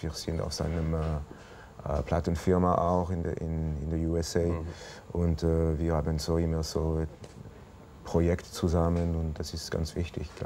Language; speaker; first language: German; non-native, local second language; French